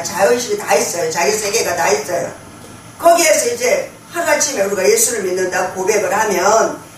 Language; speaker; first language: Korean; native; Korean